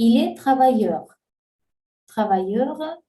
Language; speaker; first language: French; non-native, fluent; Russian